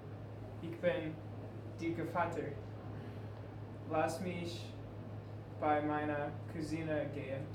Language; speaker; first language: German; non-native, learner; English